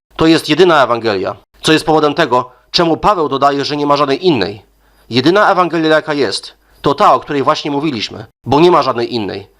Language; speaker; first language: Polish; native; Polish